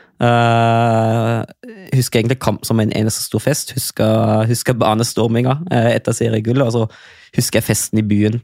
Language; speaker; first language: Norwegian; non-native, fluent; German